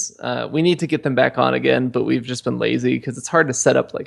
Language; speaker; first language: English; native; English